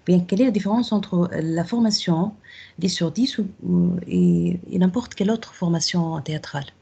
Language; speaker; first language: French; non-native, local second language; Arabic